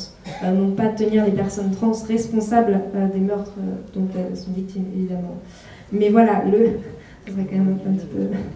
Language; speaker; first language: French; native; French